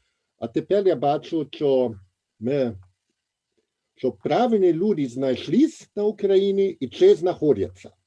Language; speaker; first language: Ukrainian; non-native, fluent; German